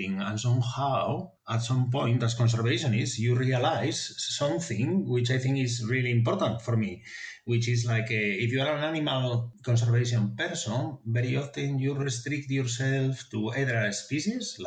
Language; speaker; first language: English; non-native, fluent; Spanish